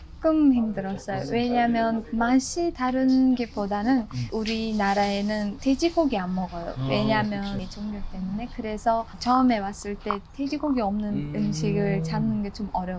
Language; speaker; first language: Korean; non-native, fluent; Uzbek